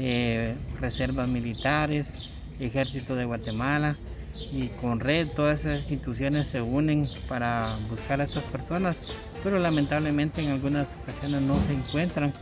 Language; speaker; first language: Spanish; native; Spanish